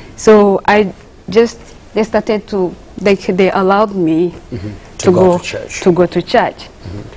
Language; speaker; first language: English; non-native, local second language; Kinyarwanda